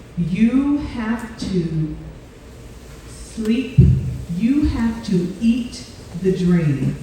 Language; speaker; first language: English; native; English